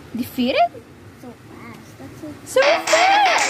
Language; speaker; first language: English; native; English